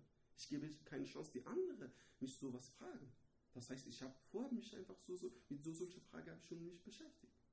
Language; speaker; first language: German; non-native, learner; Persian